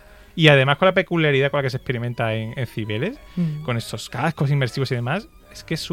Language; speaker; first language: Spanish; native; Spanish